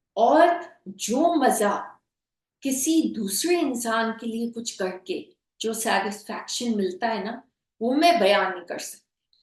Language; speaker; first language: Urdu; native; Urdu